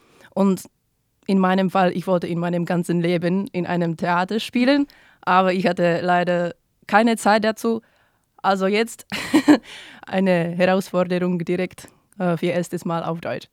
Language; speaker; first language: German; non-native, fluent; Czech